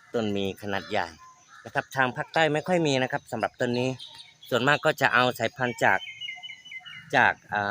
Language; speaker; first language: Thai; non-native, local second language; Malay